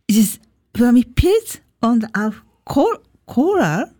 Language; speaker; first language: German; non-native, learner; Japanese